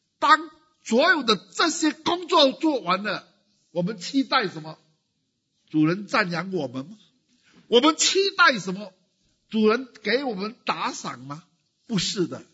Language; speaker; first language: Chinese; native; Chinese